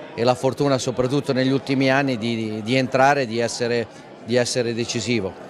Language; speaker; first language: Italian; native; Italian